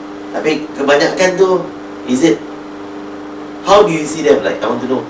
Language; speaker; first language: English; non-native, local second language; Malay